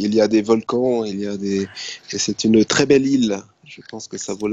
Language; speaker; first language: French; native; French